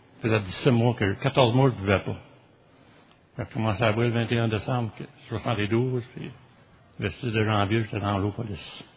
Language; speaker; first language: French; native; French